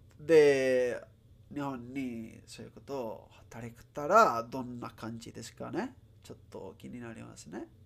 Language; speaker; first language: Japanese; non-native, learner; Spanish